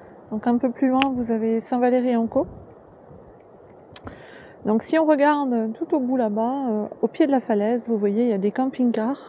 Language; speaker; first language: French; native; French